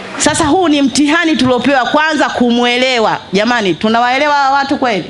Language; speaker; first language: Swahili; native; Swahili